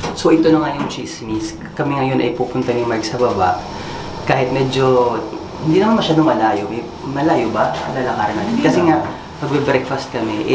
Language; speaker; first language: Filipino; native; Filipino